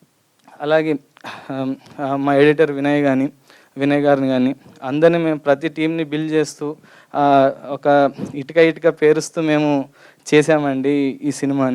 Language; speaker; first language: Telugu; native; Telugu